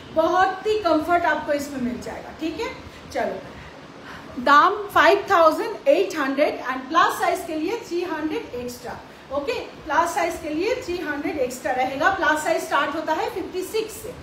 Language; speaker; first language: Hindi; non-native, local second language; Bangla